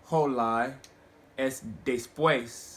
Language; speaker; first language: Spanish; non-native, learner; English